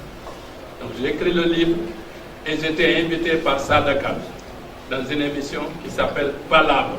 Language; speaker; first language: French; non-native, local second language; Fula